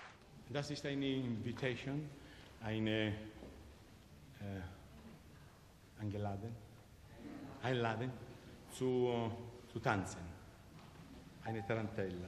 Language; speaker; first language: German; non-native, learner; Italian